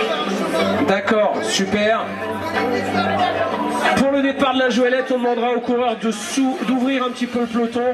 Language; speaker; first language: French; native; French